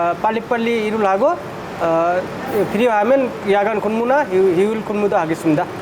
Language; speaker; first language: Korean; non-native, learner; Nepali